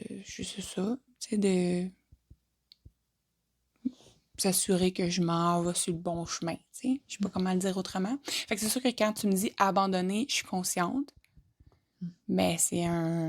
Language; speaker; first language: French; native; French